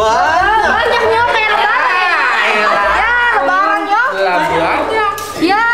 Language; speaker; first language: Indonesian; native; Indonesian